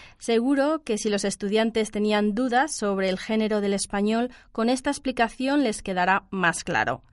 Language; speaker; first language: Spanish; native; Spanish